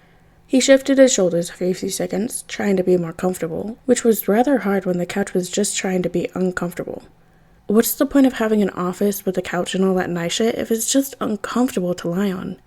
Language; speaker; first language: English; native; English